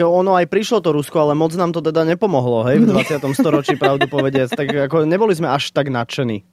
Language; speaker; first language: Slovak; native; Slovak